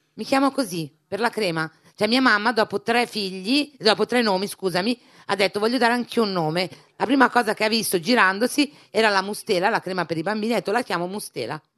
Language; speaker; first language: Italian; native; Italian